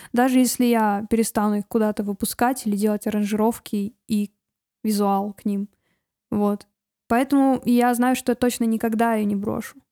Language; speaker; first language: Russian; native; Russian